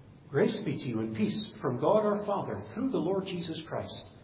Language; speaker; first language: English; native; English